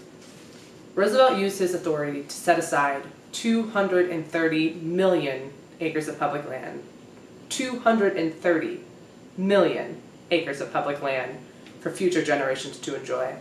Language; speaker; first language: English; native; English